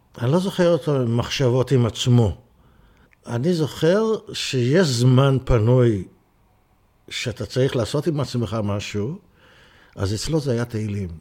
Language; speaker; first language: Hebrew; native; Hebrew